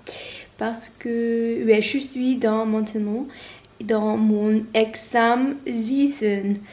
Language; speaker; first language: French; non-native, learner; Norwegian